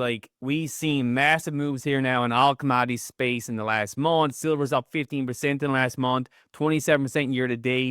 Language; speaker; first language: English; native; English